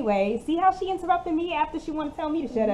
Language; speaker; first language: English; native; English